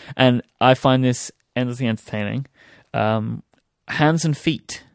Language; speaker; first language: English; native; English